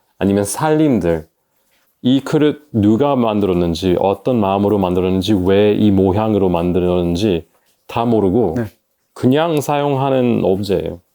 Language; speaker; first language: Korean; non-native, fluent; English